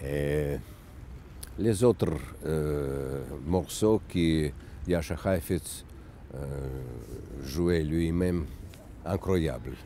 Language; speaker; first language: French; non-native, learner; Russian